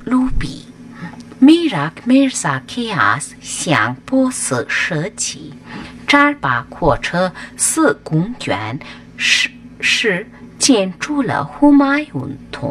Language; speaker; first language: Chinese; non-native, fluent; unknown